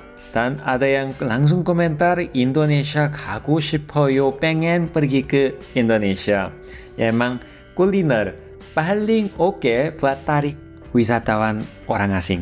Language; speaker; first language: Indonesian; non-native, fluent; Korean